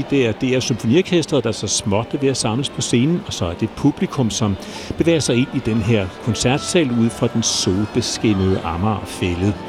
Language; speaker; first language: Danish; native; Danish